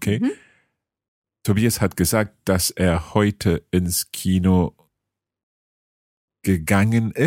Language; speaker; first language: German; non-native, learner; English